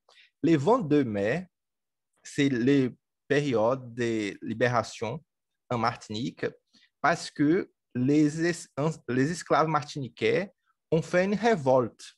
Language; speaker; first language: French; native; French